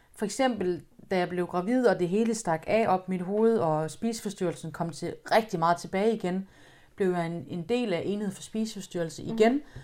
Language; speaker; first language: Danish; native; Danish